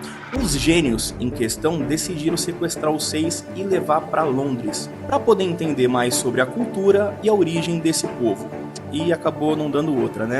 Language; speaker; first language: Portuguese; native; Portuguese